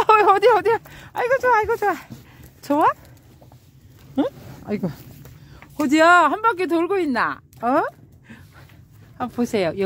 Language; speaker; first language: Korean; native; Korean